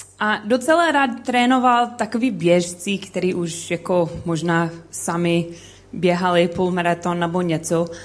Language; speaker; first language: Czech; non-native, learner; English